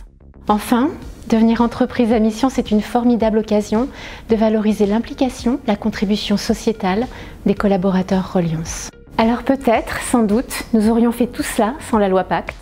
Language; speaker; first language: French; native; French